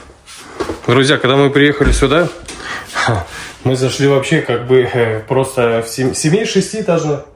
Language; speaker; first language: Russian; native; Russian